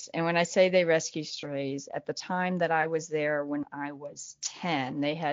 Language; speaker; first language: English; native; English